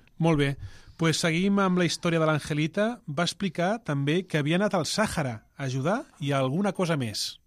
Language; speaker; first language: Catalan; native; Catalan